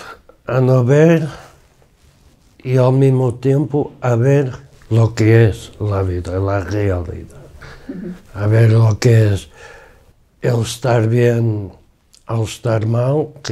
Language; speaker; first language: Spanish; non-native, fluent; Portuguese